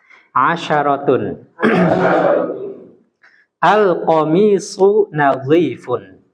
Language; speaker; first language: Arabic; non-native, fluent; Indonesian